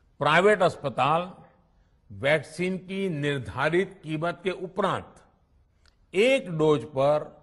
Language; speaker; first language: Hindi; non-native, local second language; Gujarati